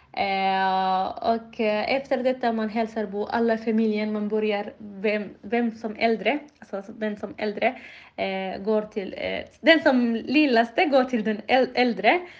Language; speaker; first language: Swedish; non-native, learner; Somali